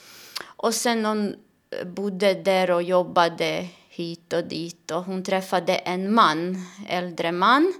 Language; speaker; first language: Swedish; non-native, learner; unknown